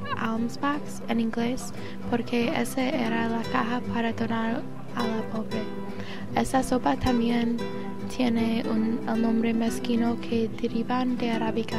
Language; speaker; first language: Spanish; non-native, learner; English